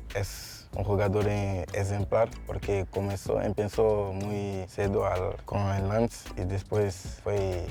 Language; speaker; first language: Spanish; non-native, learner; Portuguese